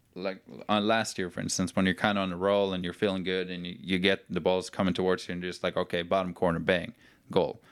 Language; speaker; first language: English; non-native, fluent; Norwegian